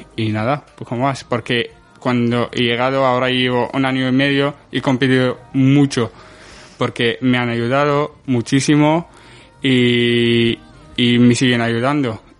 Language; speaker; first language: Spanish; non-native, fluent; Arabic